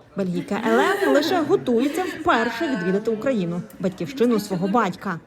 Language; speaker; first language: Ukrainian; native; Ukrainian